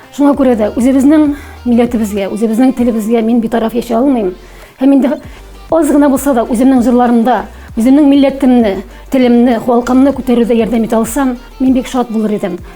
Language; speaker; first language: Tatar; native; Tatar